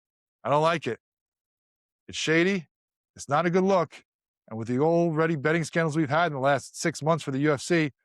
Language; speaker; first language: English; native; English